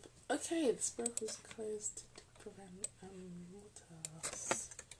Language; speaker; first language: English; native; English